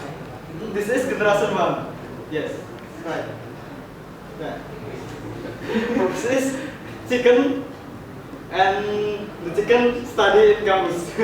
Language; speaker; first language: English; non-native, learner; Indonesian